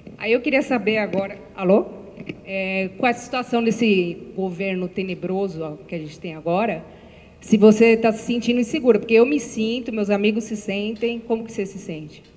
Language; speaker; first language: Portuguese; native; Portuguese